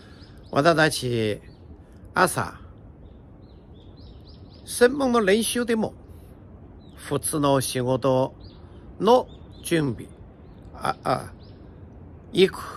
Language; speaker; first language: Japanese; non-native, learner; Chinese